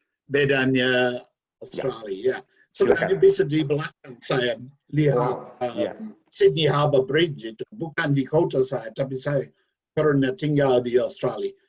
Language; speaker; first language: Indonesian; non-native, learner; English